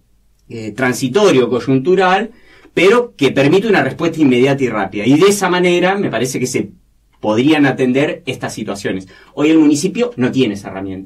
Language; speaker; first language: Spanish; native; Spanish